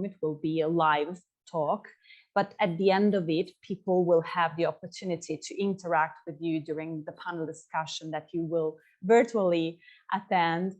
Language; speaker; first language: English; non-native, fluent; Italian